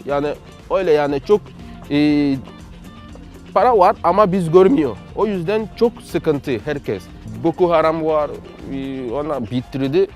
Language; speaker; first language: Turkish; non-native, learner; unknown